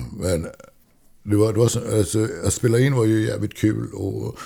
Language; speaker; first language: Swedish; non-native, local second language; English